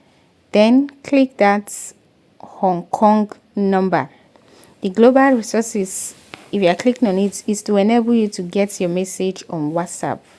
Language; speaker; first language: English; non-native, local second language; Igbo